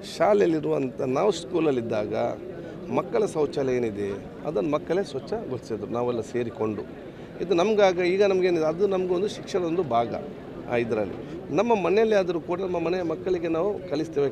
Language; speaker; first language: Kannada; non-native, local second language; Badaga